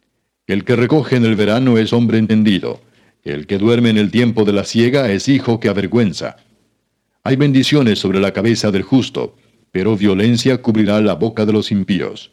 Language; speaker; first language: Spanish; native; Spanish